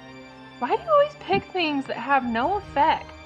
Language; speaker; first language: English; native; English